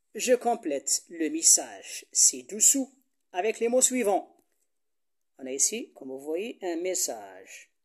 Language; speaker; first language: French; non-native, local second language; Arabic